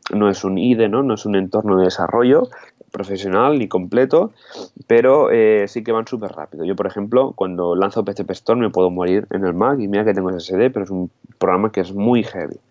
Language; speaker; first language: Spanish; non-native, local second language; Catalan